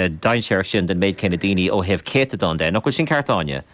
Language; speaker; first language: Irish; native; Irish